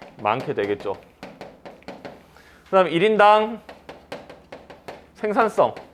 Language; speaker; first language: Korean; native; Korean